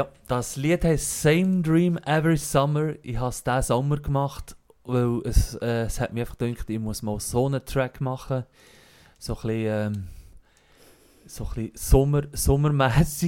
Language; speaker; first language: German; native; German